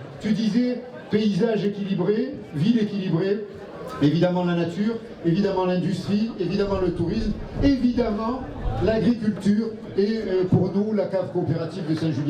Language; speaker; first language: French; native; French